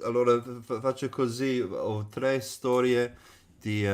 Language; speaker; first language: Italian; non-native, fluent; English